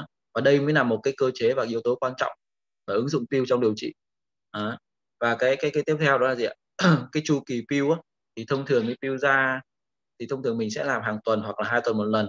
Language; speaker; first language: Vietnamese; native; Vietnamese